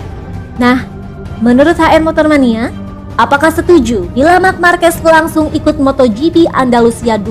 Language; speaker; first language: Indonesian; native; Indonesian